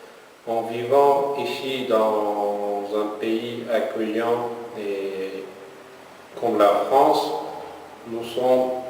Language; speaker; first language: French; non-native, fluent; Armenian